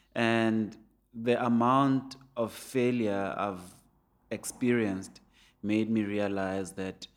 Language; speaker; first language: English; non-native, local second language; Venda